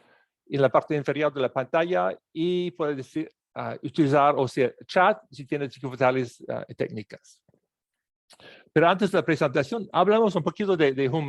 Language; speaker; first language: Spanish; non-native, fluent; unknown